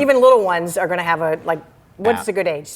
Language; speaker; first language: English; native; English